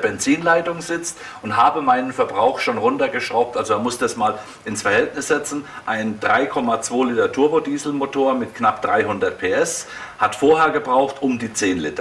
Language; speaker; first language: German; native; German